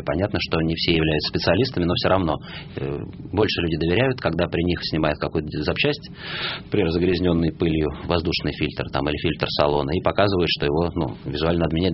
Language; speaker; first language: Russian; native; Russian